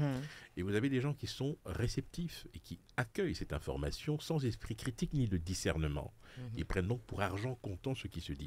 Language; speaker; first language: French; native; French